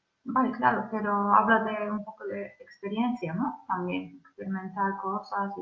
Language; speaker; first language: Spanish; non-native, learner; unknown